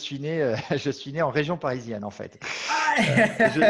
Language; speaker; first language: French; native; French